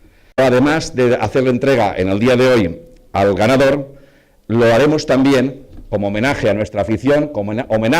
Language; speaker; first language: Spanish; native; Spanish